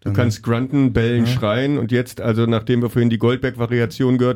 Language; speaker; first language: German; native; German